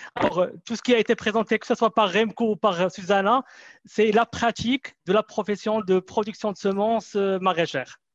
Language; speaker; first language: French; non-native, local second language; Arabic